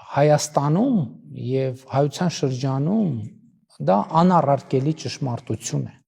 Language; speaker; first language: Armenian; native; Armenian